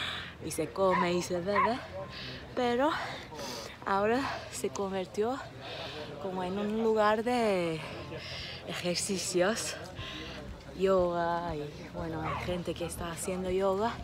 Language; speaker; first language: Spanish; non-native, fluent; Turkish